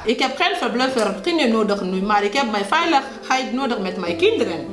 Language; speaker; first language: Dutch; non-native, learner; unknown